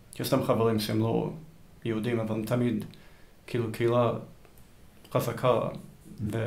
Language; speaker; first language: Hebrew; early bilingual, heritage; Hebrew